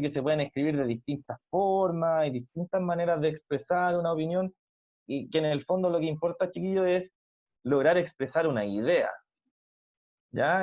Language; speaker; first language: Spanish; native; Spanish